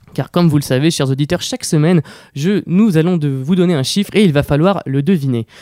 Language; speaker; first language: French; native; French